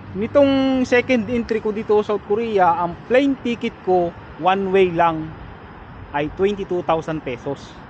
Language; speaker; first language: Filipino; non-native, local second language; Bikol